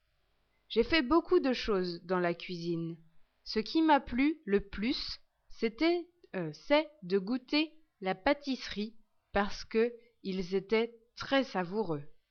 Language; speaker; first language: French; non-native, learner; English